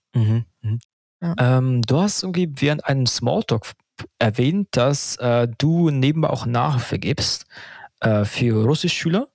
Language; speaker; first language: German; native; German